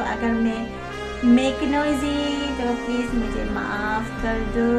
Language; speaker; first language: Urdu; non-native, learner; Malay